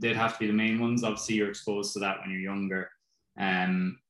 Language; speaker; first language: English; native; English